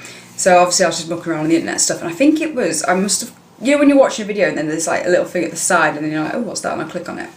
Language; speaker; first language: English; native; English